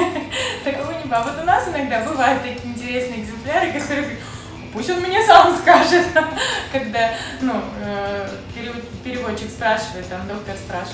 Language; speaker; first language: Russian; native; Russian